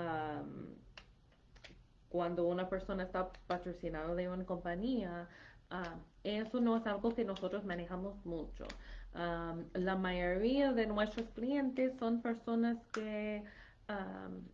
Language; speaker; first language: Spanish; non-native, fluent; English